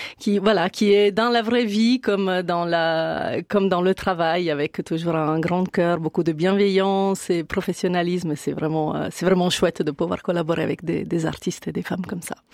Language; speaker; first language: French; non-native, fluent; Italian